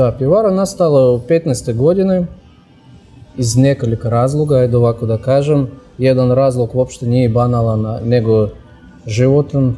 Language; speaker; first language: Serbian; non-native, fluent; Russian